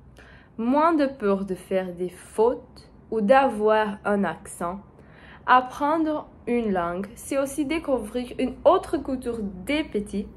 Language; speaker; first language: French; non-native, learner; Portuguese